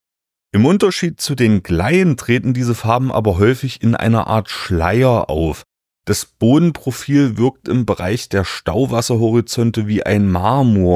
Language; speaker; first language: German; native; German